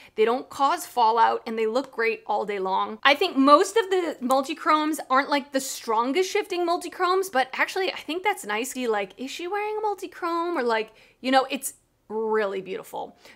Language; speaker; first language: English; native; English